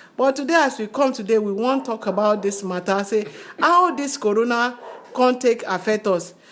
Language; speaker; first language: Nigerian Pidgin; non-native, local second language; Yoruba